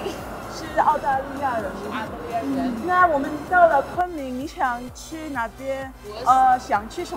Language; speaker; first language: Chinese; non-native, learner; English